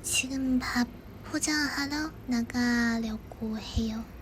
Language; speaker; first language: Korean; non-native, fluent; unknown